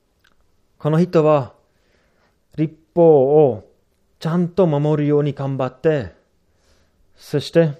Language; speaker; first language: Japanese; non-native, fluent; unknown